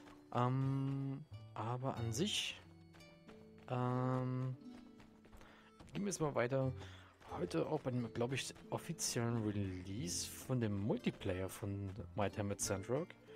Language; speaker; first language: German; native; German